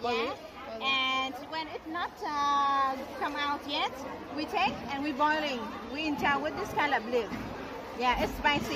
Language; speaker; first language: English; non-native, learner; Vietnamese